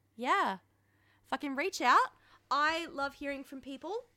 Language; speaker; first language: English; early bilingual, other home language; French